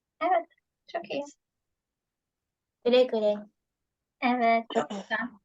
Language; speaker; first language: Turkish; non-native, fluent; Arabic